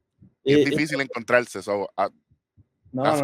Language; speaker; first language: Spanish; native; Spanish